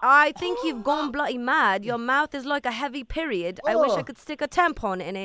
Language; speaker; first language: English; early bilingual, other home language; Spanish